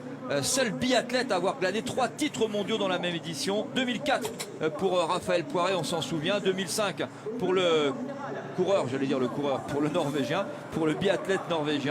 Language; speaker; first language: French; native; French